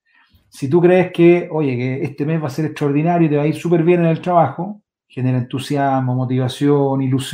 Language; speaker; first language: Spanish; native; Spanish